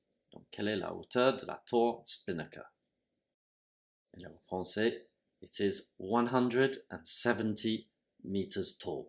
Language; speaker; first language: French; non-native, fluent; English